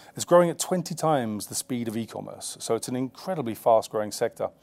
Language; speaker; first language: English; native; English